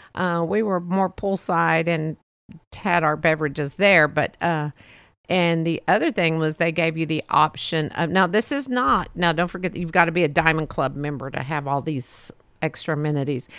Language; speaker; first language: English; early bilingual, other home language; Spanish